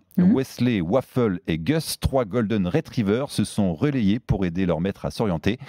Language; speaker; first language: French; native; French